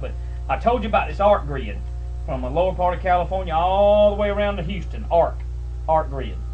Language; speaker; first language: English; native; English